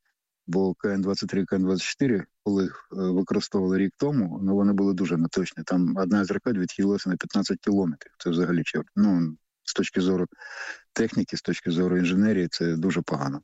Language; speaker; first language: Ukrainian; native; Ukrainian